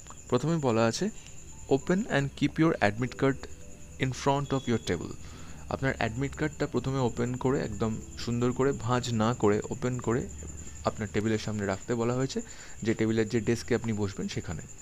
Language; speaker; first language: Bangla; native; Bangla